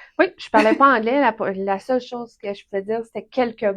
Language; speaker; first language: French; native; French